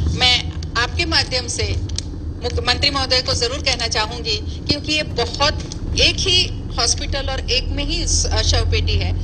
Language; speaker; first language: Hindi; non-native, local second language; Marathi